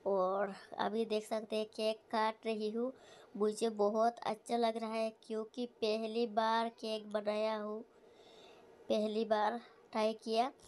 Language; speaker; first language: Hindi; native; Hindi